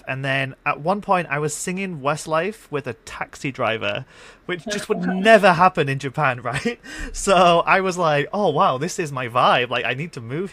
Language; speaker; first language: English; native; English